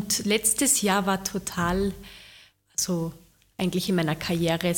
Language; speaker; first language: German; native; German